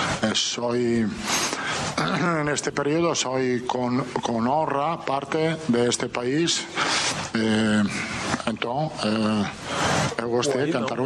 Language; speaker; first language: Portuguese; non-native, learner; Italian